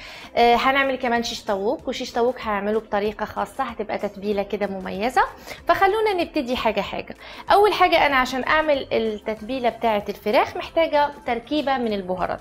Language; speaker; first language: Arabic; native; Arabic